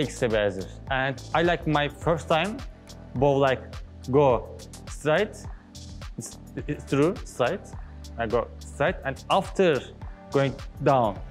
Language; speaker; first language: English; non-native, learner; Turkish